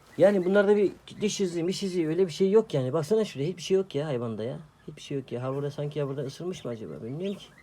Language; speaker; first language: Turkish; native; Turkish